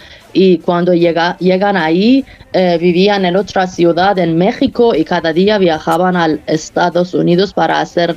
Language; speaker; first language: Spanish; non-native, local second language; Persian